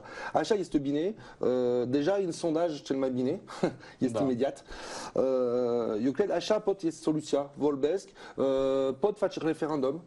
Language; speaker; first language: Romanian; non-native, learner; French